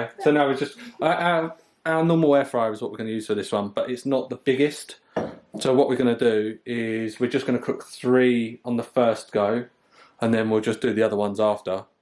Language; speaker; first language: English; native; English